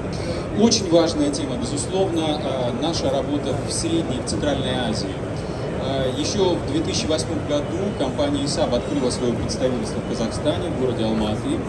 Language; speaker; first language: Russian; native; Russian